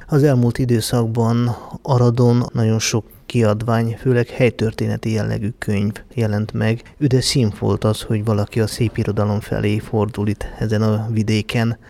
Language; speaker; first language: Hungarian; native; Hungarian